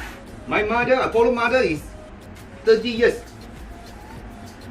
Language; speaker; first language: English; non-native, local second language; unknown